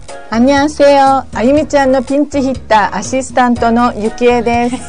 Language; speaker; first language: Korean; non-native, learner; Japanese